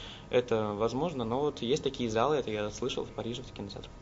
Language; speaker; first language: Russian; native; Russian